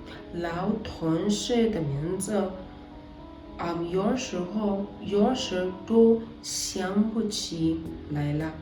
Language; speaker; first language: Chinese; non-native, learner; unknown